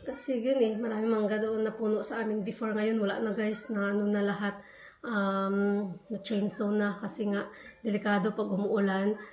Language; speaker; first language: Filipino; non-native, local second language; Hiligaynon